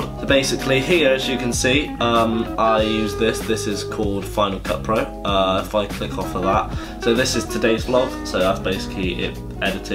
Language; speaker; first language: English; native; English